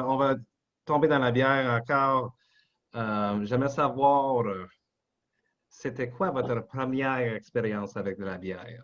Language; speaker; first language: French; non-native, local second language; English